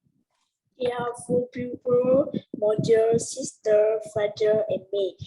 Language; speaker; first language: English; non-native, learner; Vietnamese